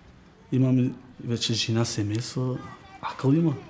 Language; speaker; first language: Bulgarian; non-native, local second language; Turkish